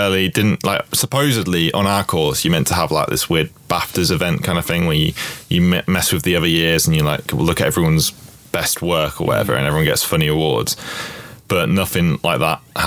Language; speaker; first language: English; native; English